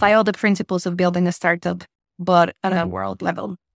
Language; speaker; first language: English; non-native, fluent; Spanish